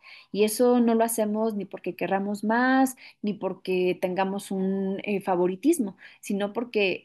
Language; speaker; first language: Spanish; native; Spanish